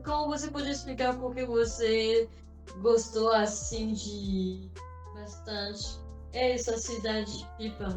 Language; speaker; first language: Portuguese; non-native, fluent; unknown